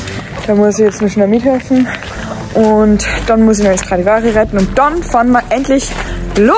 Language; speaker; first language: German; native; German